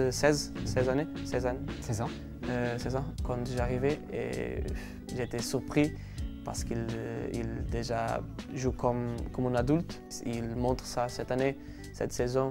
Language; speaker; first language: French; non-native, learner; Portuguese